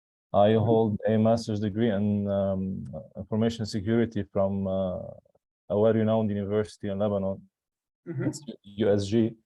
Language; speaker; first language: English; non-native, fluent; Arabic